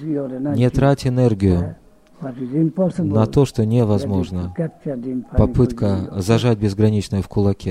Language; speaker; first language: Russian; native; Russian